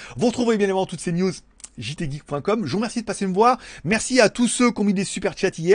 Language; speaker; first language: French; native; French